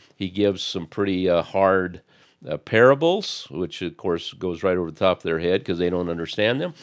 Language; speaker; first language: English; native; English